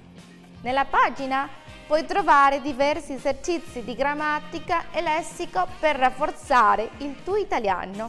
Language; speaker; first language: Italian; non-native, fluent; Spanish